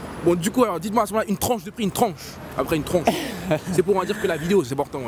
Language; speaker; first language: French; native; French